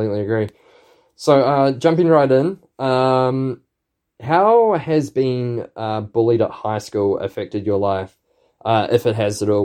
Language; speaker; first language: English; native; English